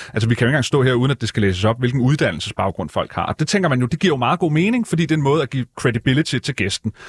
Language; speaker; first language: Danish; native; Danish